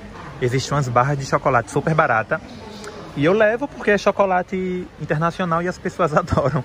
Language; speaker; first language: Portuguese; native; Portuguese